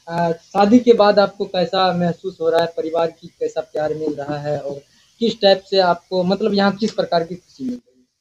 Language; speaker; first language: Hindi; native; Hindi